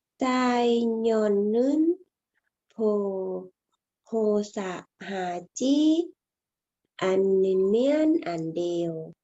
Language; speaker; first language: Korean; non-native, learner; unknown